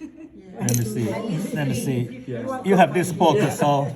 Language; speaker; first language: English; non-native, fluent; Chinese